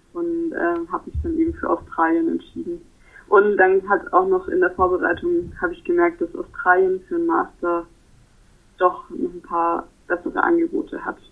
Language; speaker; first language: German; native; German